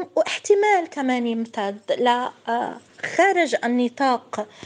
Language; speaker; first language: Arabic; native; Arabic